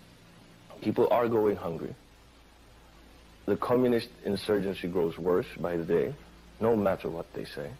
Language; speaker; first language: English; non-native, fluent; Filipino